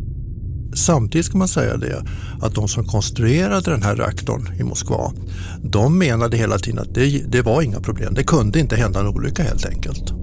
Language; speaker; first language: Swedish; native; Swedish